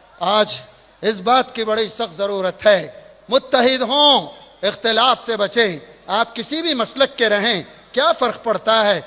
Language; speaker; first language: Urdu; native; Urdu